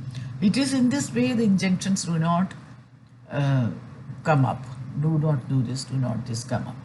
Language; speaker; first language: English; non-native, fluent; Malayalam